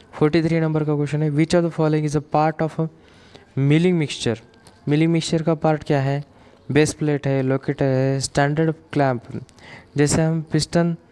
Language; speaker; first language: Hindi; non-native, local second language; Marathi